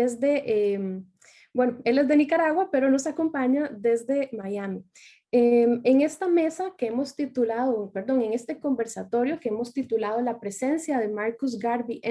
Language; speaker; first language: Spanish; native; Spanish